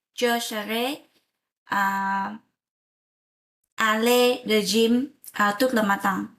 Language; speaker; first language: French; non-native, learner; Vietnamese